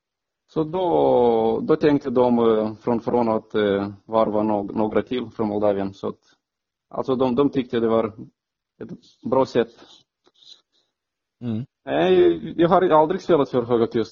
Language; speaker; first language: Swedish; non-native, fluent; Romanian